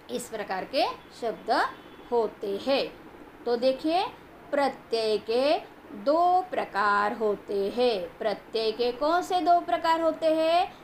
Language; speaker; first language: Hindi; non-native, local second language; Marathi